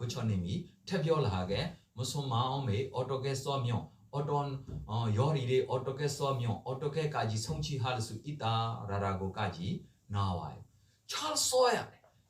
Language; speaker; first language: Korean; non-native, learner; Burmese